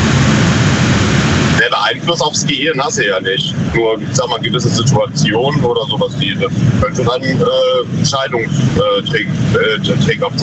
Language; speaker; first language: German; native; German